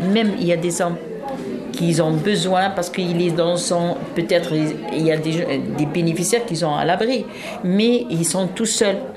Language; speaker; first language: French; non-native, local second language; Arabic